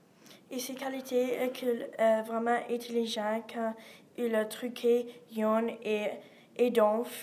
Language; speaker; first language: French; non-native, learner; English